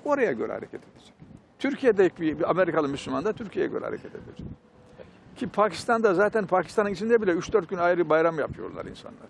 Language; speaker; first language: Turkish; native; Turkish